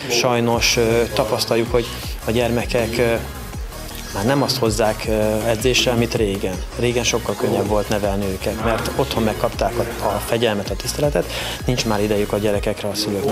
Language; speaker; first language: Hungarian; native; Hungarian